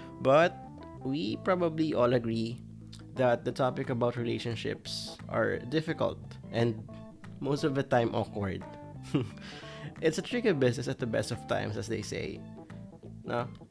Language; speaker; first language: English; non-native, local second language; Filipino